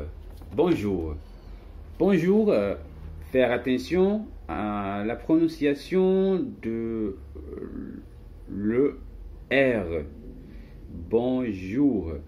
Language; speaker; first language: French; non-native, learner; Portuguese